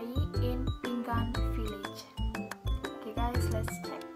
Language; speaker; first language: English; non-native, learner; Indonesian